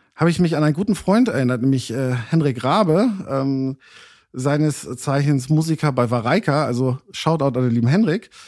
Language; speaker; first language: German; native; German